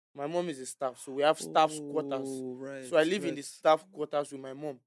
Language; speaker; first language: English; non-native, local second language; Yoruba